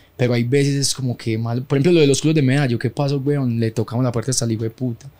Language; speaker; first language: Spanish; native; Spanish